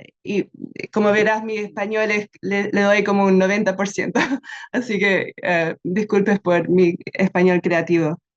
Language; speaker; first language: Spanish; non-native, fluent; English